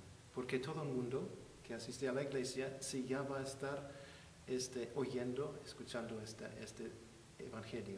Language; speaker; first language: Spanish; non-native, fluent; English